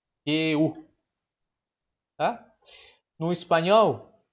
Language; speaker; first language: Portuguese; non-native, fluent; Spanish